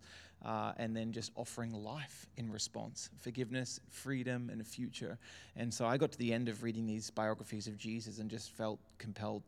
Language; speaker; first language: English; native; English